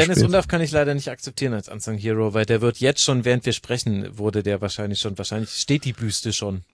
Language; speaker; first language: German; native; German